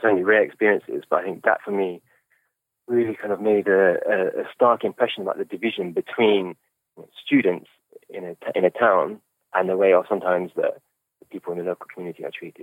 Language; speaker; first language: English; native; English